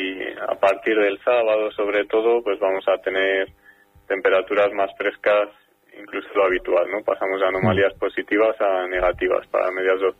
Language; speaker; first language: Spanish; native; Spanish